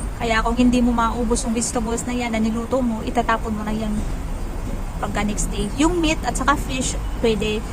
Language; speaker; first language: Filipino; native; Filipino